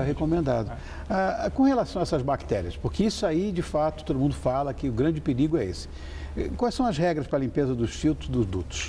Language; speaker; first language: Portuguese; native; Portuguese